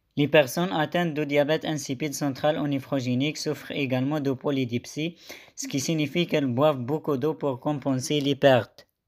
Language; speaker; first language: French; non-native, local second language; Arabic